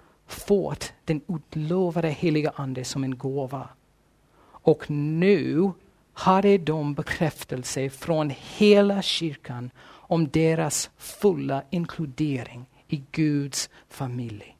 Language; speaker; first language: Swedish; non-native, fluent; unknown